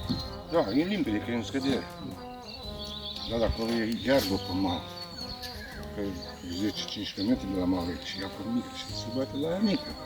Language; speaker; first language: Romanian; native; Romanian